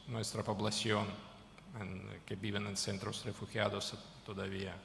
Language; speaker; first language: Spanish; non-native, fluent; Ukrainian